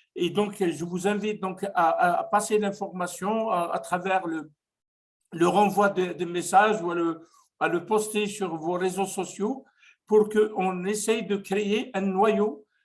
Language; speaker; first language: French; non-native, local second language; Arabic